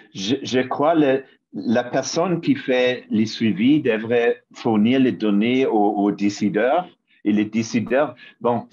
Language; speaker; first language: French; non-native, fluent; German